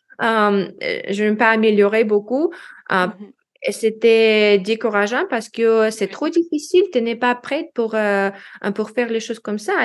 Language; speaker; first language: French; non-native, learner; Russian